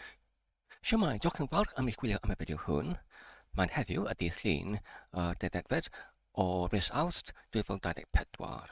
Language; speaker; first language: Welsh; non-native, learner; English